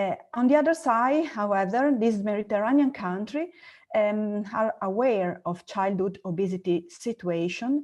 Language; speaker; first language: English; non-native, learner; Italian